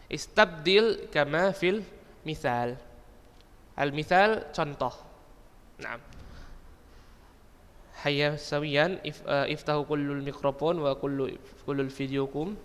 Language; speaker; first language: Arabic; non-native, fluent; Indonesian